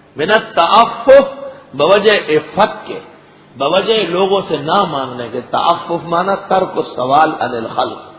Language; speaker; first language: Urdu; non-native, local second language; Pashto